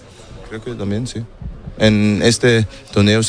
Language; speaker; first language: Spanish; non-native, learner; German